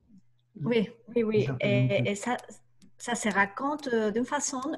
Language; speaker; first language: French; non-native, learner; Spanish